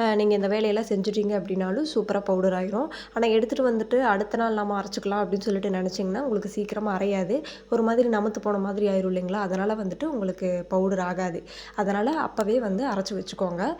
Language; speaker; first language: Tamil; native; Tamil